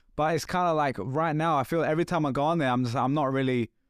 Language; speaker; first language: English; native; English